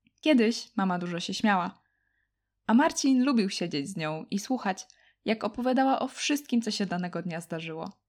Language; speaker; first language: Polish; native; Polish